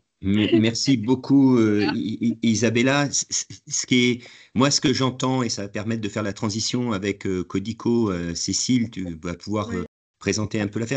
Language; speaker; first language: French; native; French